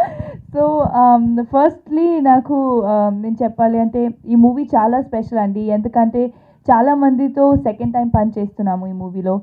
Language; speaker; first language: Telugu; non-native, learner; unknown